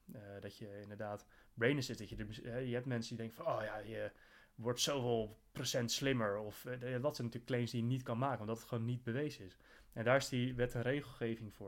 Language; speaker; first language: Dutch; native; Dutch